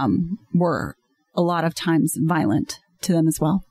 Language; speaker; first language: English; native; English